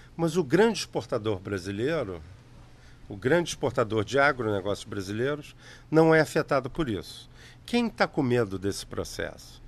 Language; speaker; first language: Portuguese; native; Portuguese